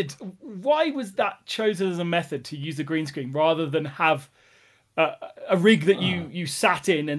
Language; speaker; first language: English; native; English